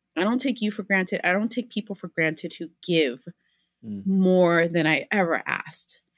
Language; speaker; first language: English; early bilingual, other home language; Spanish